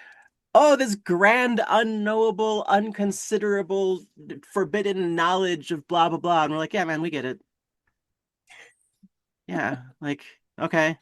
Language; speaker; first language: English; native; English